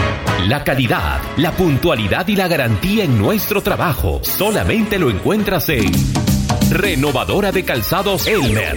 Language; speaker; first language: Spanish; native; Spanish